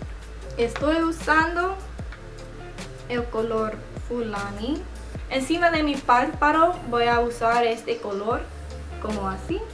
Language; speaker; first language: Spanish; non-native, learner; English